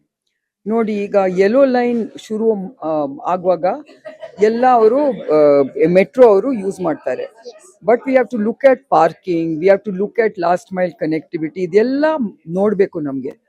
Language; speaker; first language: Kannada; non-native, local second language; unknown